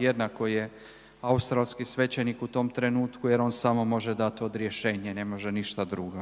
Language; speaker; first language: Croatian; native; Croatian